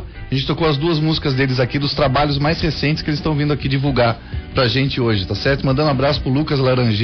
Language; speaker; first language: Portuguese; native; Portuguese